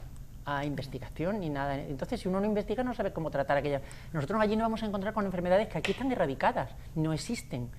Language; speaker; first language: Spanish; native; Spanish